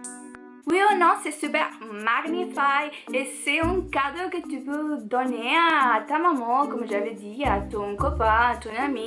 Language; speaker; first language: French; non-native, learner; Spanish